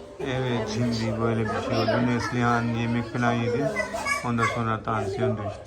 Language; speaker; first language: Turkish; non-native, learner; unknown